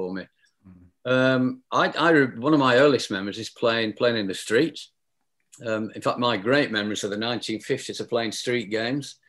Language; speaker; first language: English; native; English